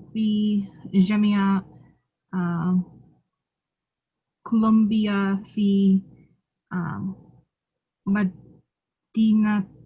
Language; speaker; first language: Arabic; non-native, learner; English